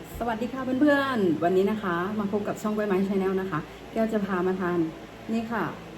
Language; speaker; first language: Thai; native; Thai